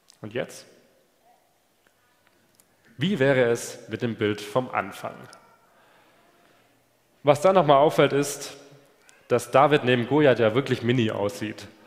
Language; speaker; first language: German; native; German